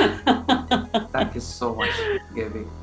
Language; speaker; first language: English; non-native, local second language; Hindi